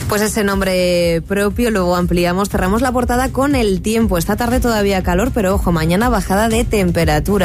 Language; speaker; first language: Spanish; native; Spanish